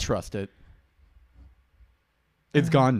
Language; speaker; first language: English; native; English